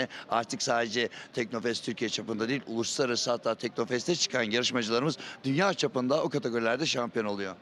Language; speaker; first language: Turkish; native; Turkish